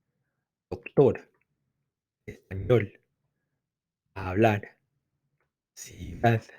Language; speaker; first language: Spanish; non-native, fluent; English